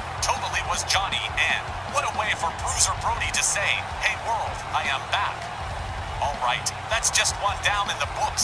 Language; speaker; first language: English; native; English